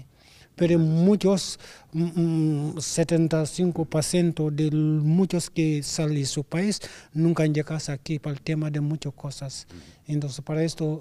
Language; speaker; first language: Spanish; non-native, learner; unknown